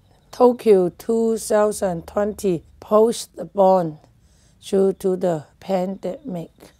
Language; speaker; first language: English; non-native, learner; Chinese